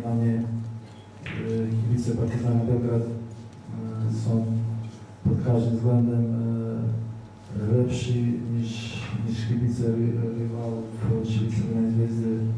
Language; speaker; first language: Polish; non-native, fluent; Serbian